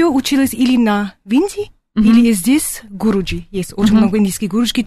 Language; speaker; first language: Russian; non-native, learner; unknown